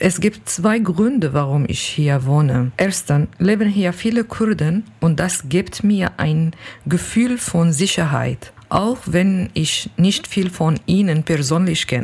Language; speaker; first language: German; non-native, learner; Kurdish